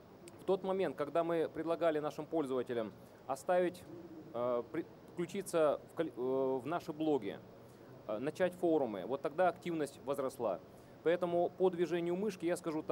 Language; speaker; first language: Russian; native; Russian